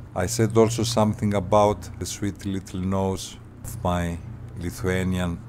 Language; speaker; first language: English; non-native, fluent; Greek